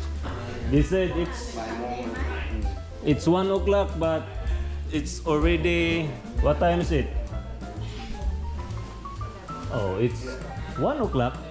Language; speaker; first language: English; non-native, learner; Filipino